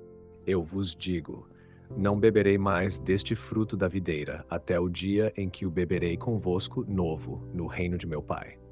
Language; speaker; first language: Portuguese; native; Portuguese